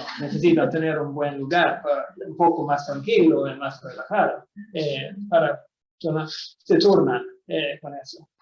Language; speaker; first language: Spanish; non-native, fluent; Swedish